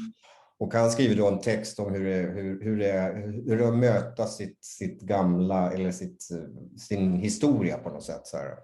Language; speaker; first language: Swedish; native; Swedish